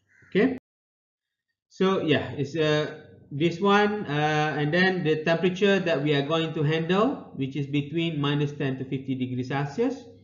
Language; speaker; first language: English; non-native, local second language; Malay